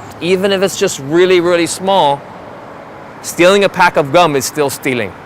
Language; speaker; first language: English; native; English